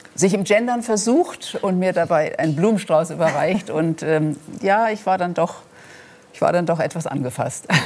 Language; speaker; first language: German; native; German